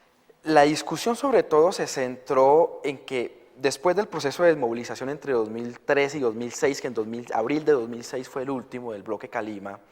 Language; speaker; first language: Spanish; native; Spanish